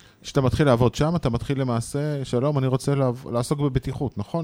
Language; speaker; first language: Hebrew; native; Hebrew